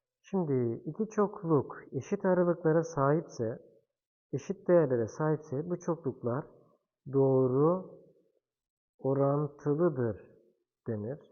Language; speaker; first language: Turkish; native; Turkish